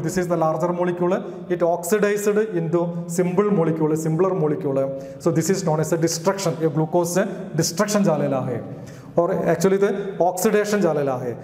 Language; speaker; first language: English; non-native, local second language; Marathi